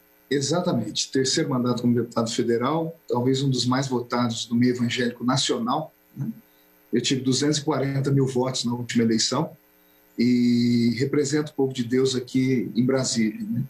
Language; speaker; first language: Portuguese; native; Portuguese